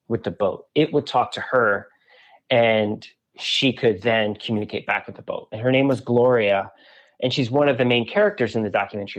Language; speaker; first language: English; native; English